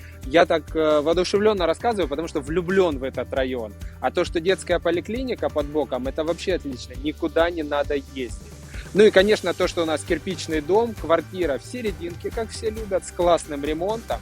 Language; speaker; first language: Russian; native; Russian